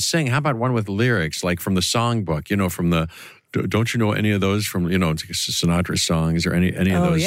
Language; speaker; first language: English; native; English